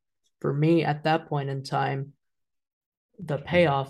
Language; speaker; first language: English; native; English